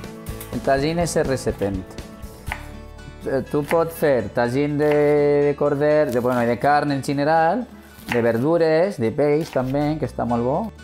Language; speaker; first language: Catalan; non-native, fluent; Arabic